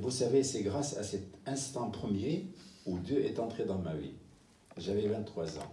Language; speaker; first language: French; non-native, fluent; Arabic